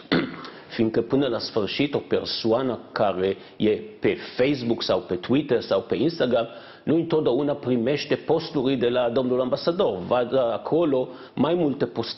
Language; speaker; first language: Romanian; non-native, fluent; Hebrew